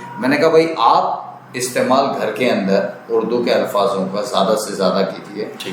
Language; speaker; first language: Urdu; native; Urdu